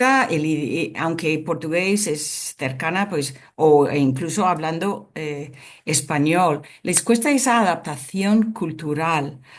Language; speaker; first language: Spanish; non-native, fluent; English